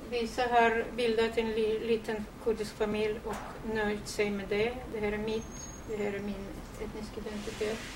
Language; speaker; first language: Swedish; non-native, fluent; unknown